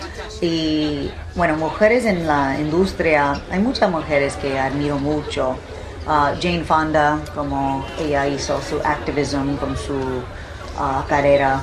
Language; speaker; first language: Spanish; early bilingual, heritage; Spanish